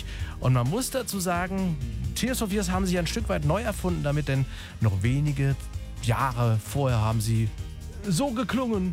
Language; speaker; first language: German; native; German